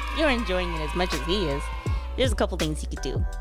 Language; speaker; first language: English; native; English